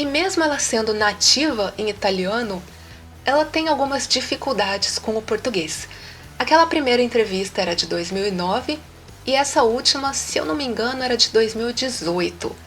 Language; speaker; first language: Portuguese; native; Portuguese